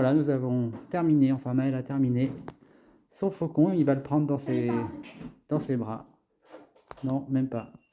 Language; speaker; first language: French; native; French